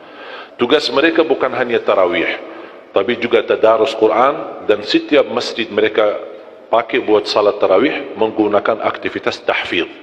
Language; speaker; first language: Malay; non-native, fluent; Arabic